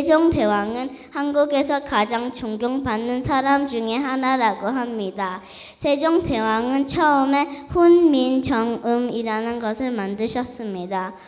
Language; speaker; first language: Korean; early bilingual, heritage; Korean